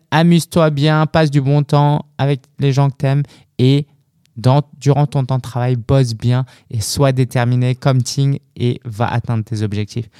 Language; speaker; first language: French; native; French